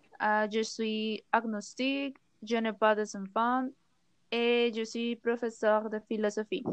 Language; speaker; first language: French; non-native, learner; Spanish